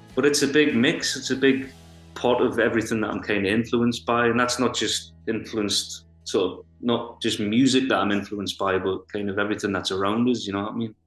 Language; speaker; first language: English; native; English